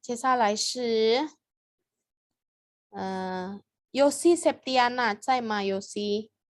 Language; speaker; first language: Chinese; non-native, fluent; Indonesian